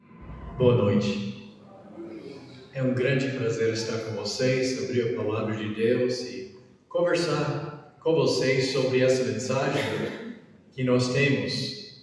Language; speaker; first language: Portuguese; non-native, fluent; English